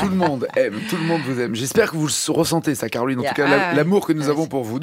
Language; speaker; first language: French; native; French